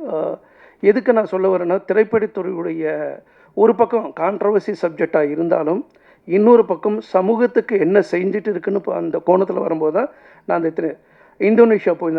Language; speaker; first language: Tamil; native; Tamil